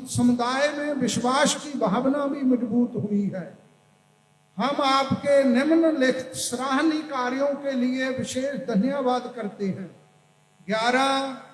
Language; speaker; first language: Hindi; non-native, local second language; Punjabi